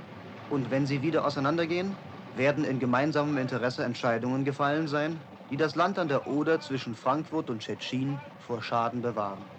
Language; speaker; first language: German; native; German